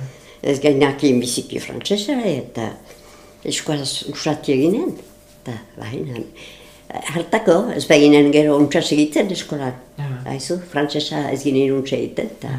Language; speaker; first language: Basque; native; Basque